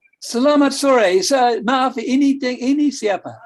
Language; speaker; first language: Indonesian; non-native, fluent; English